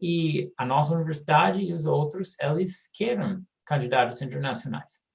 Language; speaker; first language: Portuguese; non-native, fluent; English